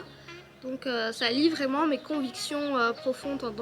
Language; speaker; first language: French; native; French